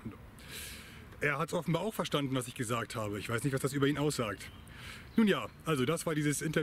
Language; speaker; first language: German; native; German